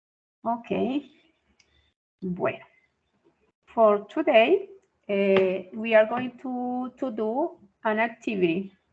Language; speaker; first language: English; non-native, fluent; Spanish